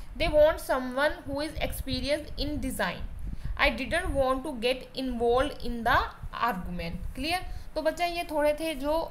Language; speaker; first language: Hindi; non-native, local second language; Punjabi